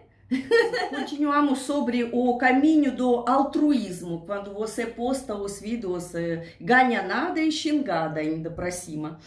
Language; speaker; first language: Portuguese; non-native, learner; Russian